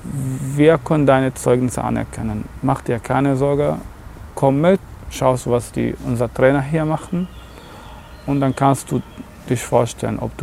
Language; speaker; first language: German; non-native, learner; Arabic